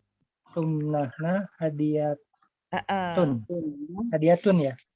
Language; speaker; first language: Arabic; non-native, learner; Indonesian